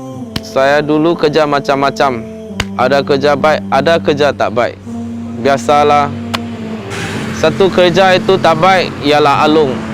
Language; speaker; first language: Indonesian; non-native, local second language; Chinese